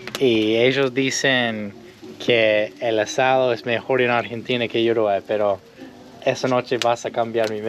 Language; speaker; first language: Spanish; non-native, learner; English